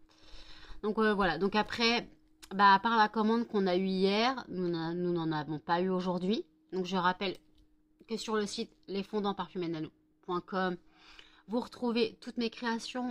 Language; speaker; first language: French; native; French